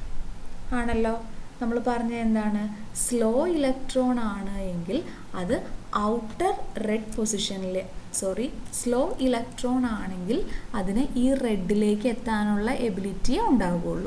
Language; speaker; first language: Malayalam; native; Malayalam